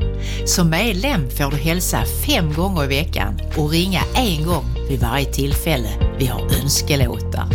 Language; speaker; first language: Swedish; native; Swedish